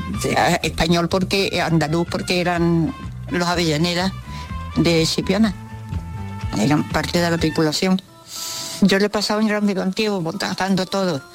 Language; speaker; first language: Spanish; early bilingual, other home language; Russian